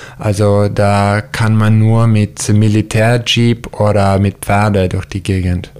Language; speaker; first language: German; early bilingual, heritage; German